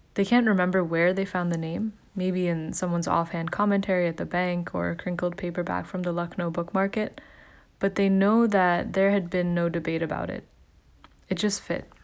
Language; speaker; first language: English; early bilingual, other home language; Hindi